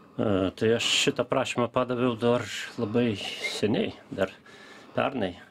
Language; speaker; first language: Lithuanian; early bilingual, heritage; Lithuanian